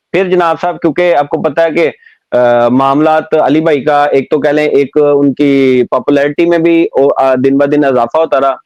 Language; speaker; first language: Urdu; non-native, local second language; Punjabi